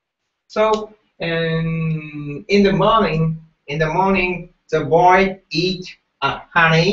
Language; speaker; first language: English; non-native, learner; Japanese